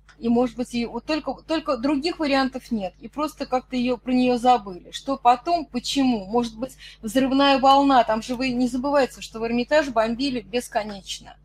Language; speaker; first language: Russian; native; Russian